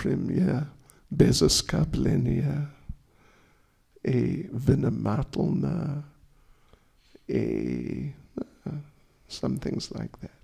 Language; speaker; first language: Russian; non-native, learner; English